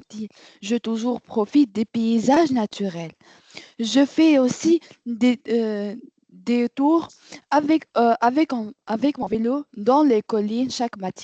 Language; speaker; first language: French; non-native, learner; Arabic